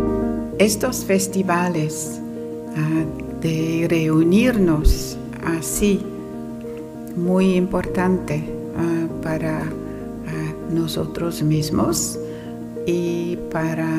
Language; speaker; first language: Spanish; non-native, fluent; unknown